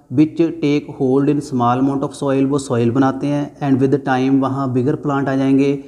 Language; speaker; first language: Hindi; non-native, local second language; Punjabi